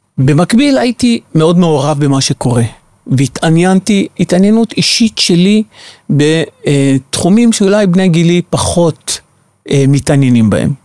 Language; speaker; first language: Hebrew; native; Hebrew